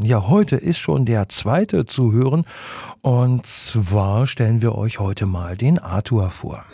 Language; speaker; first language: German; native; German